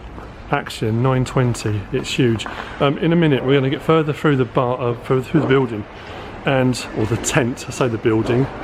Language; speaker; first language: English; native; English